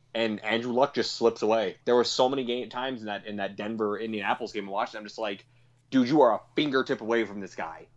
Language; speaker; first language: English; native; English